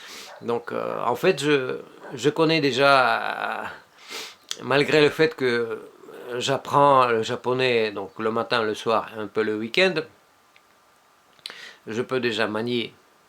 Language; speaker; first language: French; non-native, fluent; Russian